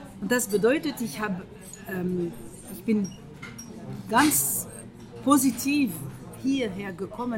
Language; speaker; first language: German; non-native, fluent; French